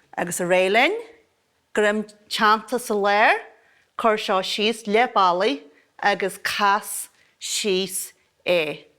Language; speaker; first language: Irish; native; Irish